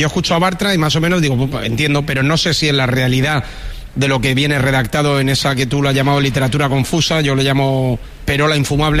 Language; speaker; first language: Spanish; native; Spanish